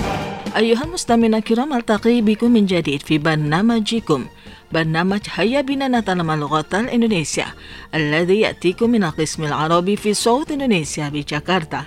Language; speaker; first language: Arabic; non-native, fluent; Indonesian